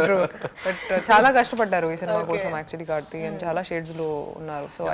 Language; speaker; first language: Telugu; non-native, local second language; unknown